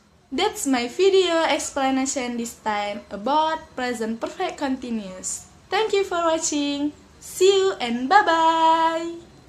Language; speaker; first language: English; non-native, learner; Indonesian